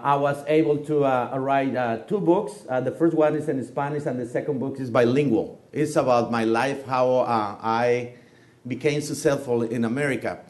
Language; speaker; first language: English; non-native, fluent; Spanish